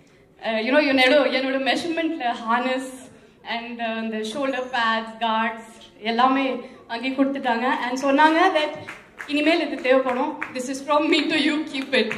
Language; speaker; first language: Tamil; non-native, fluent; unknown